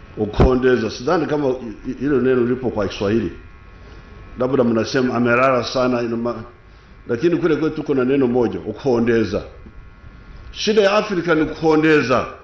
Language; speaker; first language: Swahili; non-native, local second language; Nyankole